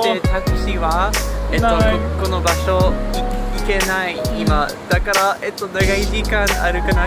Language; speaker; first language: Japanese; non-native, learner; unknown